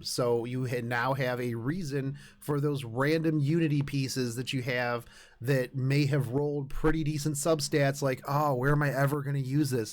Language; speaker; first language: English; native; English